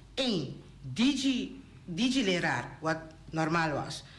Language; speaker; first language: Dutch; non-native, local second language; Papiamento